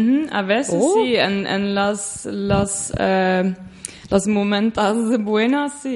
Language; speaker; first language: Spanish; non-native, learner; Dutch